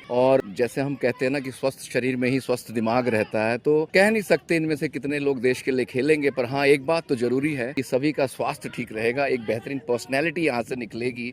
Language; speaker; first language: Hindi; native; Hindi